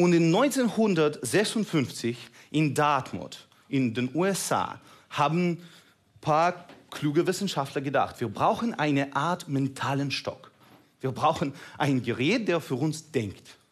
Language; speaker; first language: German; non-native, fluent; Russian